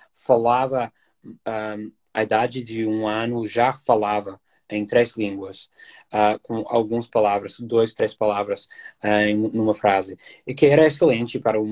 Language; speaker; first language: Portuguese; non-native, fluent; English